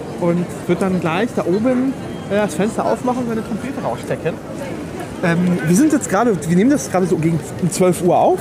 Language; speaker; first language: German; native; German